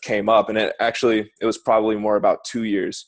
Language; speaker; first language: English; native; English